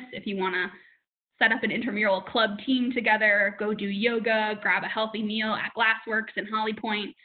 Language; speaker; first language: English; native; English